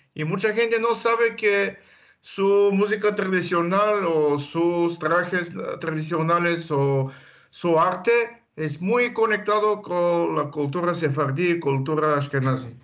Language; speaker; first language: Spanish; non-native, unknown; Bulgarian